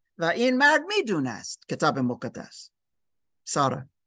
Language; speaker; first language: Persian; non-native, learner; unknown